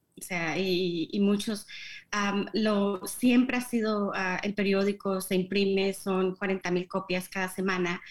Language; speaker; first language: Spanish; native; Spanish